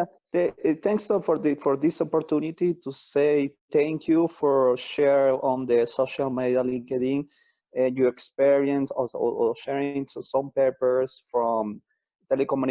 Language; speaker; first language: English; non-native, learner; Spanish